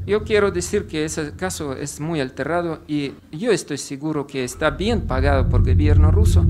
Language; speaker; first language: Spanish; non-native, fluent; Russian